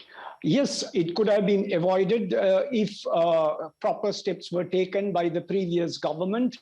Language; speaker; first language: English; non-native, local second language; Sinhala